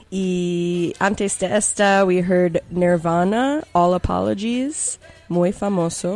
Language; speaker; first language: Spanish; non-native, learner; English